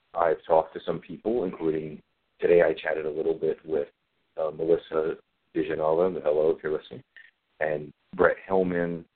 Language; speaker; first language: English; native; English